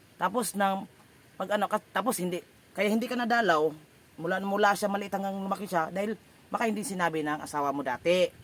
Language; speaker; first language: Filipino; non-native, local second language; Cebuano